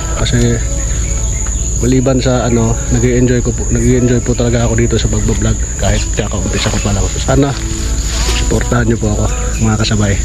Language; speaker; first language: Filipino; non-native, local second language; Cebuano